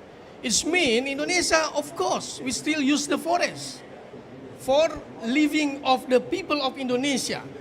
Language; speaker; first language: English; non-native, fluent; Indonesian